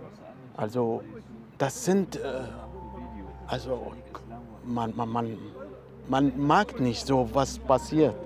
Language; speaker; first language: German; non-native, learner; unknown